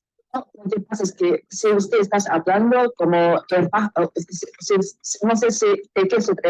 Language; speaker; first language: Spanish; non-native, learner; Chinese